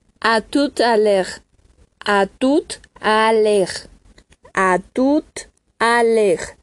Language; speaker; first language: French; non-native, learner; Spanish